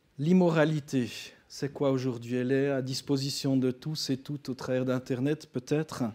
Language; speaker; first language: French; native; French